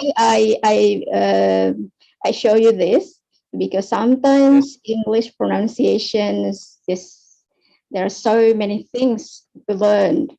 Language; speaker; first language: English; non-native, fluent; Indonesian